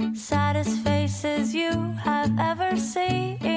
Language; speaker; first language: English; native; English